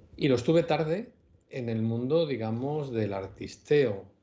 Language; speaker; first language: Spanish; native; Spanish